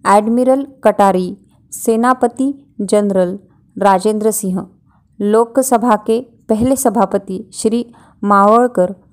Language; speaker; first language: Hindi; non-native, local second language; Marathi